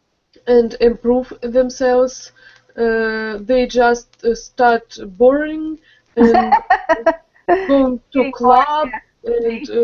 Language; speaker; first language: English; non-native, learner; Russian